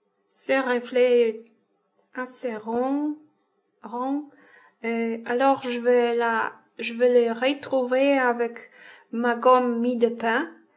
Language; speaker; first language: French; non-native, fluent; Polish